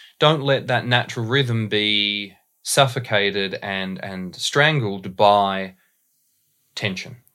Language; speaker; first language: English; native; English